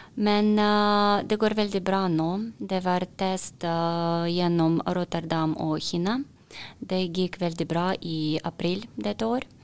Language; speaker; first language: Norwegian; non-native, learner; Russian